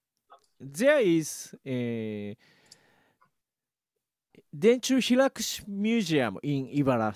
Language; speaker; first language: English; non-native, learner; Japanese